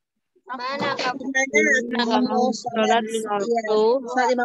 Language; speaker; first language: Indonesian; native; Indonesian